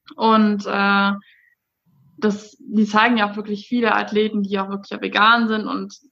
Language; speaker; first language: German; native; German